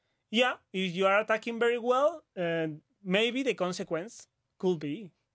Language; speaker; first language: English; non-native, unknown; Spanish